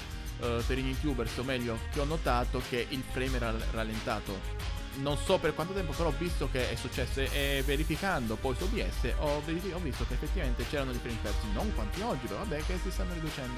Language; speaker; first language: Italian; native; Italian